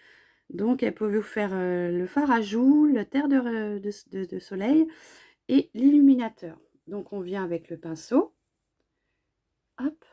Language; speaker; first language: French; native; French